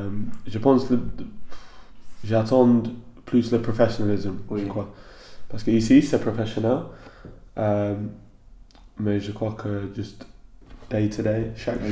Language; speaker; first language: French; non-native, learner; English